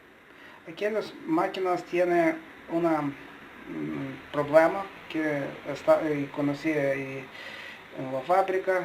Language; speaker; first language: Spanish; non-native, learner; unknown